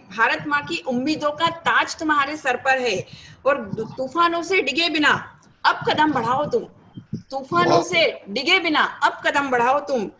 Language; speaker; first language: Hindi; native; Hindi